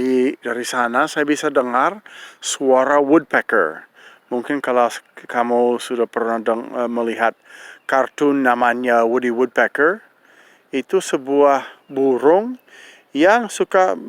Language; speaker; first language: Indonesian; non-native, fluent; English